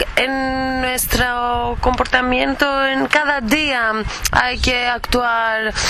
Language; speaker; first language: Spanish; non-native, fluent; Greek